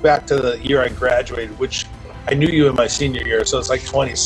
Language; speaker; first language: English; native; English